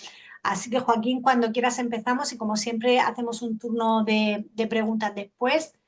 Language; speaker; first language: Spanish; native; Spanish